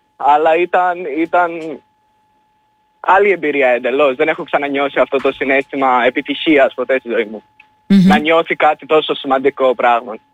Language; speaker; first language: Greek; early bilingual, other home language; Albanian